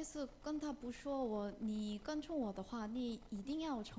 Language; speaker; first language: Chinese; non-native, learner; Korean